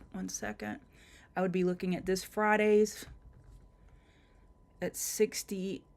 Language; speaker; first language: English; native; English